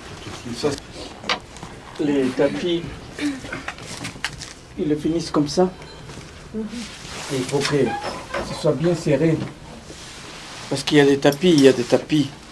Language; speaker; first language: French; non-native, fluent; Spanish